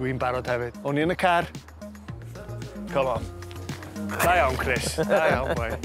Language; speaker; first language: Welsh; native; Welsh